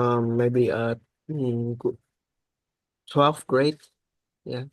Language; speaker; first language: English; non-native, learner; Vietnamese